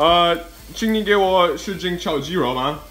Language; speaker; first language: Chinese; non-native, learner; English